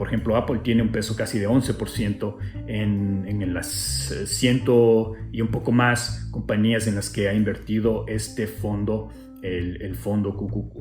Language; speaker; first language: Spanish; native; Spanish